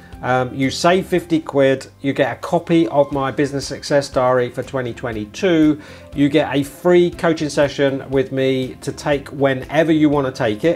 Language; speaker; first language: English; native; English